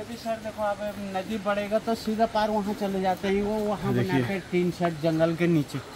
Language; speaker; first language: Hindi; native; Hindi